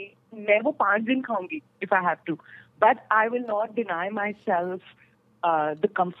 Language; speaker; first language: English; non-native, local second language; Hindi